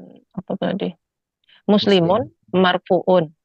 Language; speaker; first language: Arabic; non-native, learner; Indonesian